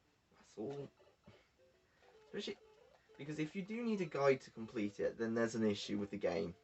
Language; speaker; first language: English; native; English